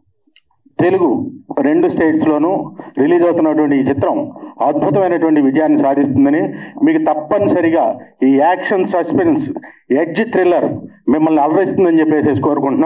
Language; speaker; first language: Telugu; native; Telugu